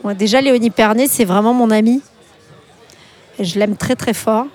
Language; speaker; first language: French; native; French